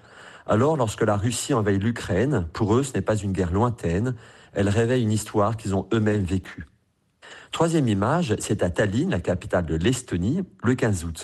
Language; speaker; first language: French; native; French